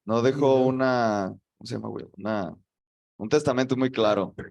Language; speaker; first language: Spanish; native; Spanish